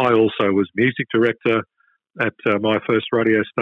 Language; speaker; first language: English; native; English